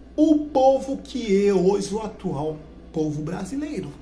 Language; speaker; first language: Portuguese; non-native, local second language; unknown